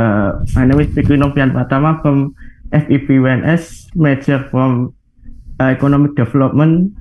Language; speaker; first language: English; non-native, learner; Indonesian